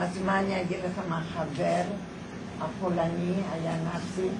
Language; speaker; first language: Hebrew; non-native, fluent; Polish